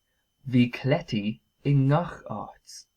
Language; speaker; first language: Irish; non-native, local second language; English